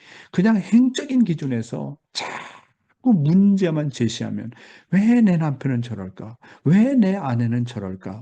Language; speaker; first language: Korean; native; Korean